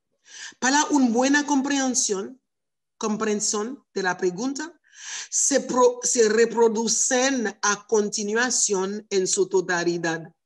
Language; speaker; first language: Spanish; non-native, learner; Haitian Creole